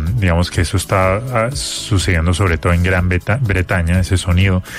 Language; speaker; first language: Spanish; native; Spanish